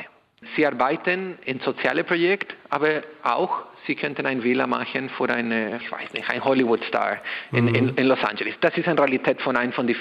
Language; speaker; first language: German; non-native, learner; Spanish